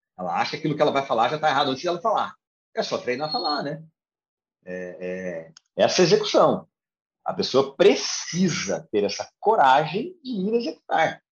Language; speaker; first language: Portuguese; native; Portuguese